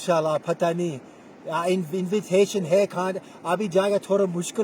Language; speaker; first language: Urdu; non-native, local second language; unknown